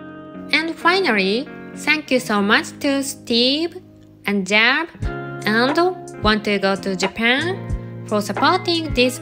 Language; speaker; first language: English; non-native, learner; Japanese